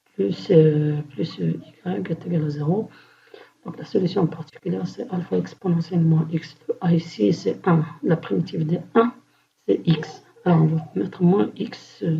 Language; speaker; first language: French; non-native, local second language; Arabic